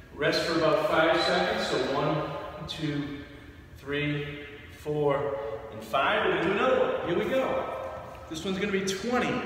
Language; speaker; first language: English; native; English